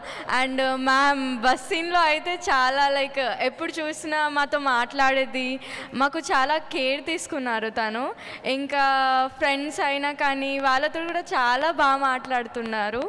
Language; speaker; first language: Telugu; non-native, learner; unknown